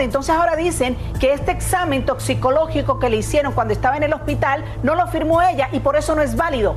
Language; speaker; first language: Spanish; native; Spanish